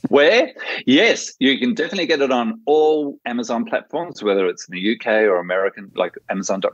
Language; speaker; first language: English; native; English